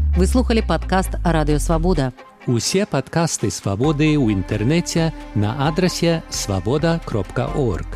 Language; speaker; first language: Belarusian; native; Belarusian